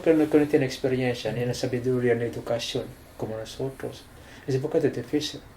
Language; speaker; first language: Spanish; non-native, fluent; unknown